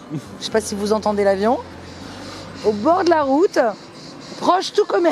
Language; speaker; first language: French; native; French